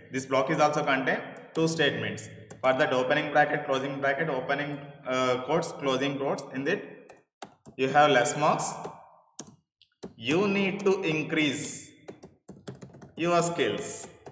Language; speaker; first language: English; non-native, local second language; Telugu